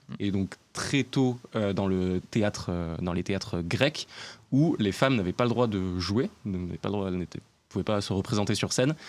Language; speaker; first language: French; native; French